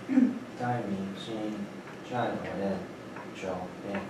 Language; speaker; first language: Chinese; non-native, learner; English